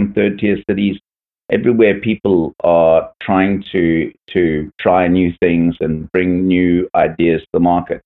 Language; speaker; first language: English; native; English